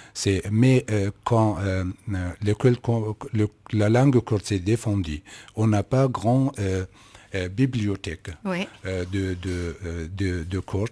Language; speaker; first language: French; non-native, learner; Kurdish